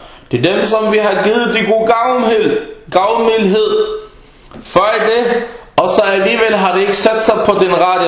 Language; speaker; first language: Danish; non-native, fluent; Arabic